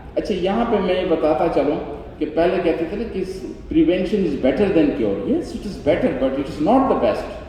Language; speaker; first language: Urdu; non-native, local second language; Sindhi